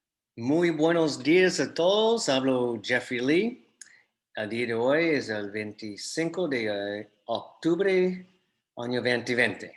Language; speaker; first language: Spanish; non-native, fluent; English